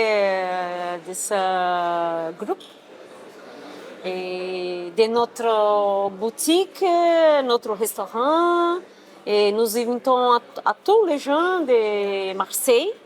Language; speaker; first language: French; non-native, learner; Portuguese